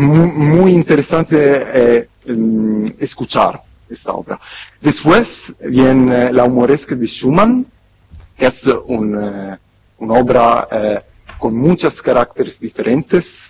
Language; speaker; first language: Spanish; non-native, fluent; Italian